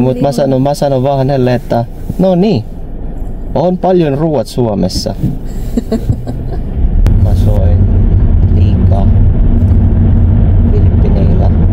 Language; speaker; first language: Finnish; non-native, learner; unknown